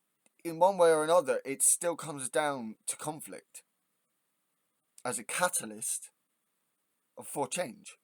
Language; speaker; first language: English; native; English